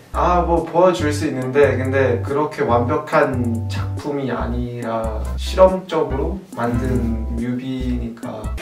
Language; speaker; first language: Korean; early bilingual, other home language; Chinese